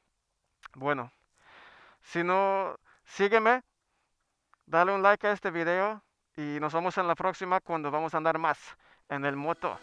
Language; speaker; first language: Spanish; non-native, fluent; Swedish